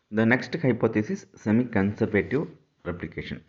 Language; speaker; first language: English; non-native, local second language; Tamil